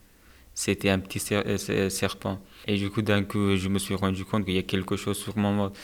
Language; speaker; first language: French; non-native, fluent; Persian